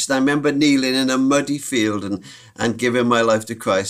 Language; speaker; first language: English; native; English